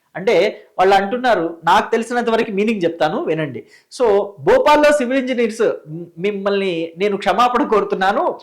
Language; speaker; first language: Telugu; native; Telugu